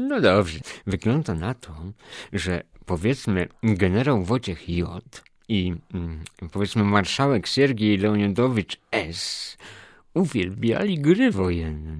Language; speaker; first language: Polish; native; Polish